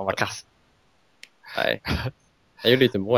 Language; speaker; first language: Swedish; native; Swedish